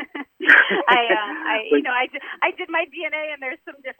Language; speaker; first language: English; native; English